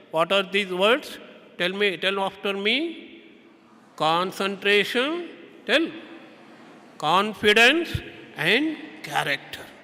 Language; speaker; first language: English; non-native, local second language; Kannada